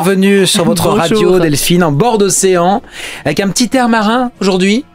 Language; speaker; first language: French; native; French